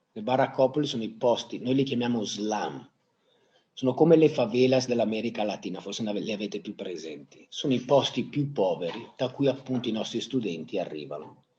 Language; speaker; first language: Italian; native; Italian